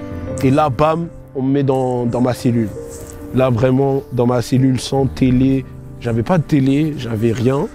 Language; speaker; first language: French; native; French